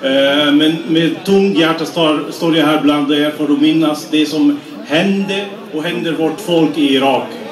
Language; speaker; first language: Swedish; non-native, fluent; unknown